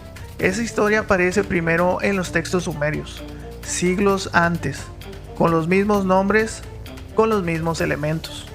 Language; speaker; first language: Spanish; native; Spanish